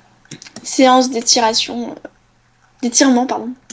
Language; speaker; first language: French; native; French